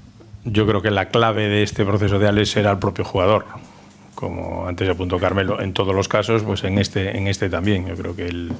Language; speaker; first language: Spanish; native; Spanish